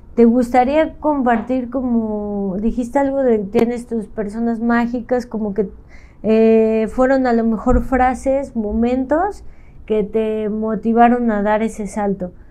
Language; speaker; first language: Spanish; native; Spanish